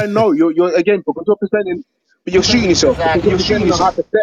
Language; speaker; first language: English; native; English